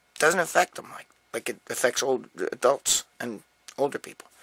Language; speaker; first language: English; native; English